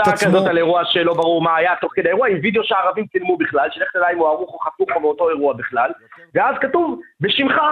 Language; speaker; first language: Hebrew; native; Hebrew